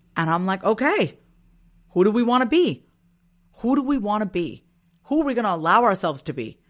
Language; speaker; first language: English; early bilingual, other home language; Hindi